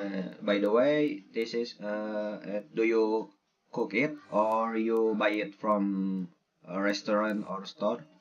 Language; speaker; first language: English; non-native, learner; Indonesian